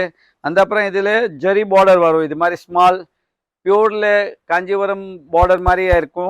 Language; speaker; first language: Tamil; non-native, fluent; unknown